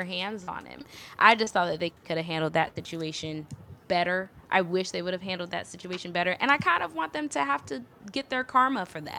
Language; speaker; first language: English; native; English